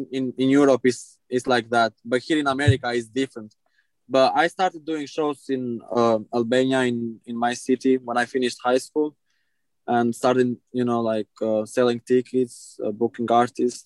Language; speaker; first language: English; non-native, fluent; Albanian